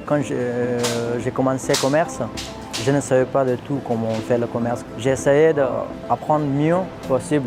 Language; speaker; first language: French; non-native, learner; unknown